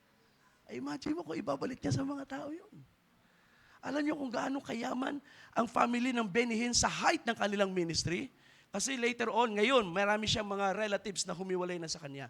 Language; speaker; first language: Filipino; native; Filipino